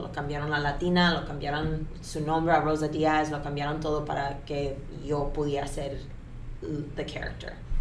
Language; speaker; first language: Spanish; early bilingual, heritage; Spanish